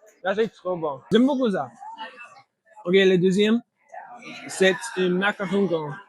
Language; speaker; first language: French; non-native, learner; English